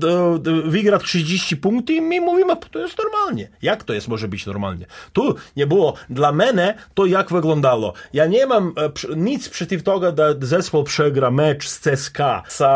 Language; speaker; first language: Polish; non-native, learner; Serbian